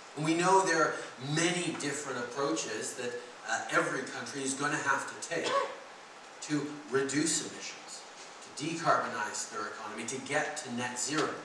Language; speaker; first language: English; native; English